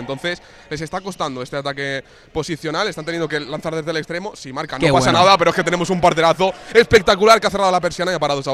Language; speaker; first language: Spanish; native; Spanish